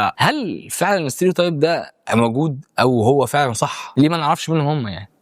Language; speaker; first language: Arabic; native; Arabic